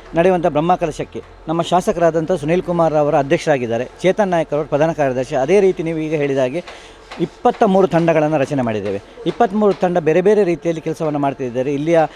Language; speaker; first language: Kannada; native; Kannada